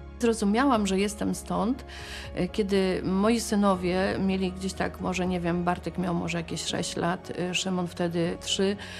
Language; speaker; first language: Polish; native; Polish